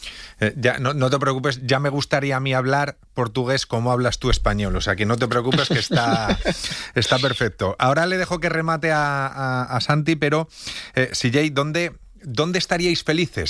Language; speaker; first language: Spanish; native; Spanish